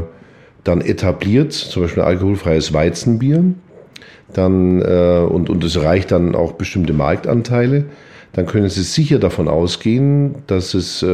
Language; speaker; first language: German; native; German